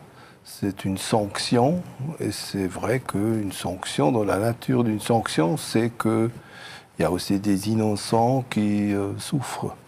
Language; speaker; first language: French; non-native, local second language; German